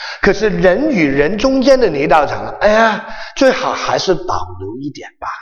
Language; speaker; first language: Chinese; non-native, local second language; Cantonese